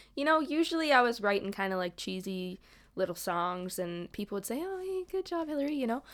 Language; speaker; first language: English; native; English